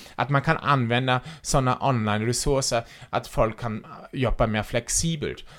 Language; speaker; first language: Swedish; non-native, fluent; German